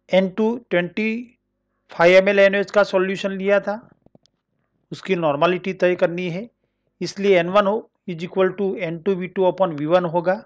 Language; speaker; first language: Hindi; non-native, local second language; Marathi